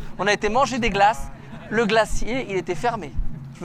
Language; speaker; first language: French; native; French